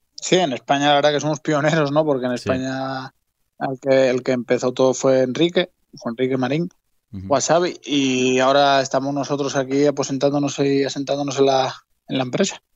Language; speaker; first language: Spanish; native; Spanish